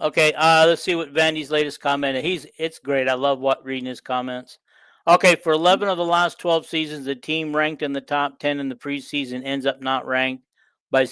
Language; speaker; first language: English; native; English